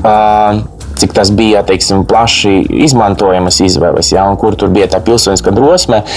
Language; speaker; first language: Latvian; non-native, local second language; Russian